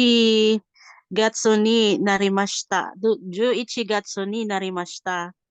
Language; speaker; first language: Japanese; non-native, learner; Cebuano